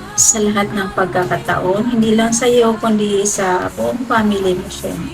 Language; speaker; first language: Filipino; non-native, local second language; Cebuano